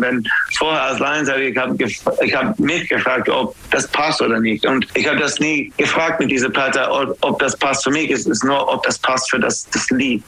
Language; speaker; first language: German; non-native, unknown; English